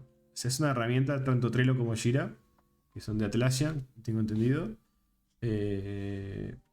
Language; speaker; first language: Spanish; native; Spanish